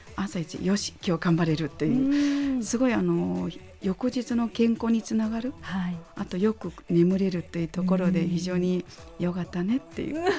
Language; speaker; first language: Japanese; non-native, fluent; Chinese